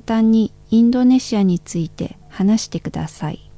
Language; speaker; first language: Japanese; non-native, fluent; Indonesian